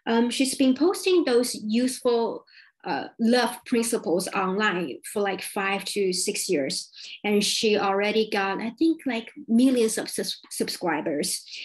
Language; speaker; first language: English; non-native, fluent; Chinese